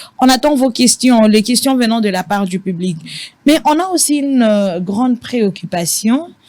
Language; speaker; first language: French; non-native, local second language; Lingala